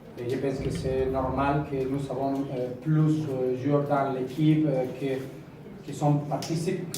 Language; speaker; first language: French; non-native, fluent; Spanish